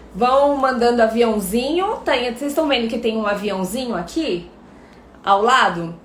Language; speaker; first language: Portuguese; native; Portuguese